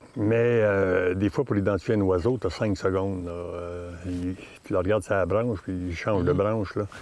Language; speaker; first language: French; native; French